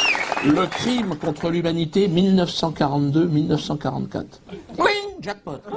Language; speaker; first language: French; native; French